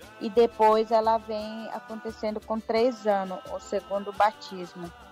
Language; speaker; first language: Portuguese; non-native, local second language; Guarani